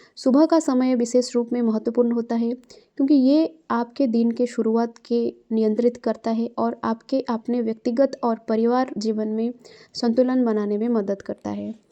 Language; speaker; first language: Hindi; non-native, local second language; Odia